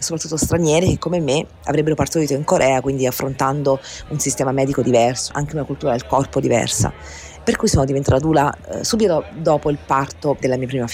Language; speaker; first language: Italian; native; Italian